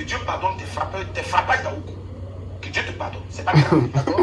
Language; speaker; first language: French; native; French